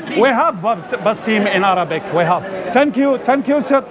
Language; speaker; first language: English; non-native, learner; Arabic